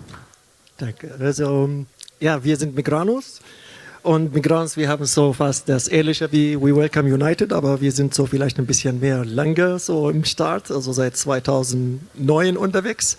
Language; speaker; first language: German; non-native, learner; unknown